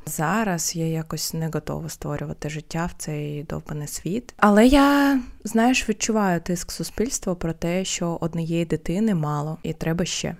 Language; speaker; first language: Ukrainian; non-native, local second language; Russian